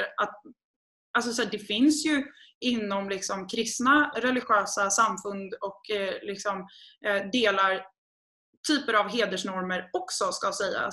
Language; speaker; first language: Swedish; native; Swedish